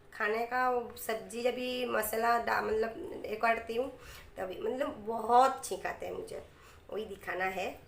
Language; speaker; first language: Hindi; non-native, local second language; Bangla